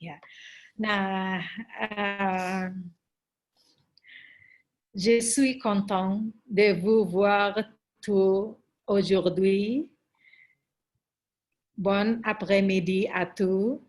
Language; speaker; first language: French; non-native, learner; Indonesian